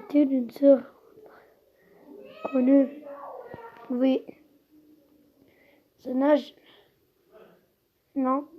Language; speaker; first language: French; non-native, local second language; Arabic